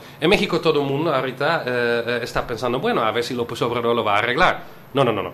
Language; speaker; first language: Spanish; non-native, fluent; Dutch